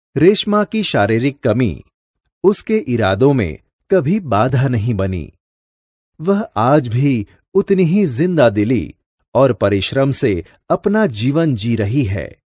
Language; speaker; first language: Hindi; non-native, local second language; Gujarati